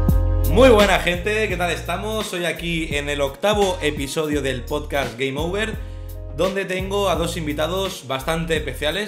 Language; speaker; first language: Spanish; native; Spanish